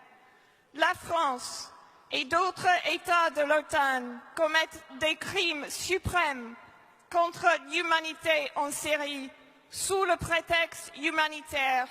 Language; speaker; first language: French; non-native, fluent; English